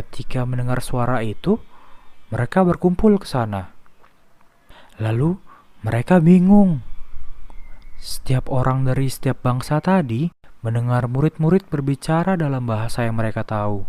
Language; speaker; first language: Indonesian; native; Indonesian